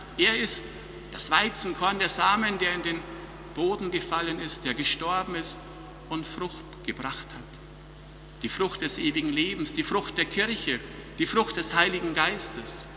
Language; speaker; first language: German; native; German